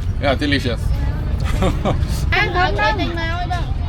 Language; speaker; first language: English; non-native, learner; Korean